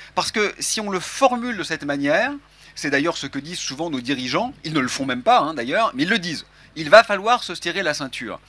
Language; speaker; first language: French; native; French